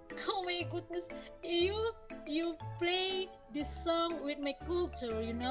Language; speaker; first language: English; non-native, learner; Indonesian